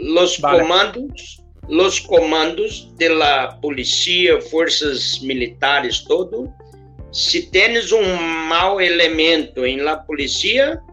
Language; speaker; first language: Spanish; non-native, learner; Portuguese